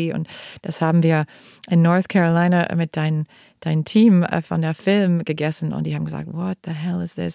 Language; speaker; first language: German; non-native, fluent; English